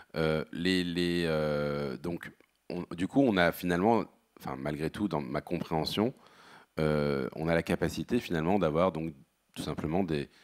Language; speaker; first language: French; native; French